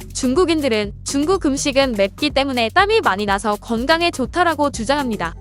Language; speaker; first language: Korean; native; Korean